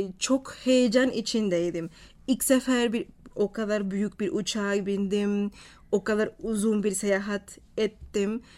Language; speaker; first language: Turkish; non-native, fluent; Spanish